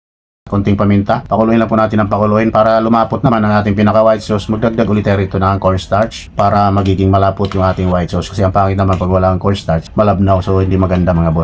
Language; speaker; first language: Filipino; native; Filipino